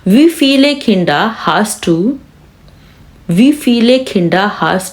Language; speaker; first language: German; non-native, fluent; Urdu